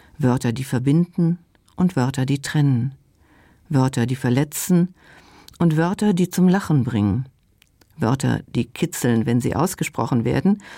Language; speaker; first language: German; non-native, local second language; Luxembourgish